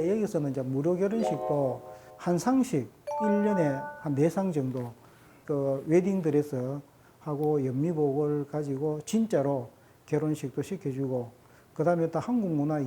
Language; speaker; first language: Korean; native; Korean